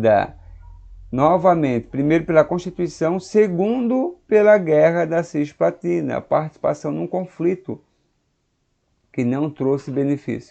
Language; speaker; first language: Portuguese; native; Portuguese